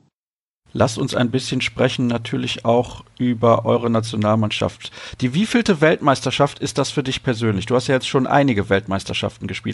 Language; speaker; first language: German; native; German